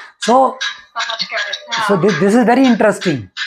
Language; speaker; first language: English; non-native, local second language; Hindi